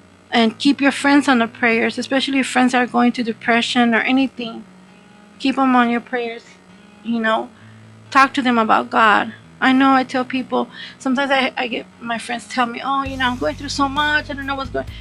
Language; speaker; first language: English; early bilingual, other home language; Spanish